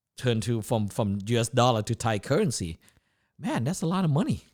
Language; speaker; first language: English; non-native, learner; Thai